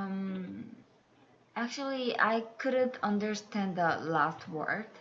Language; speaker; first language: English; non-native, learner; Korean